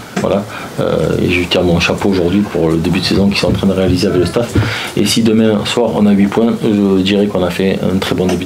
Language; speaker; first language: French; native; French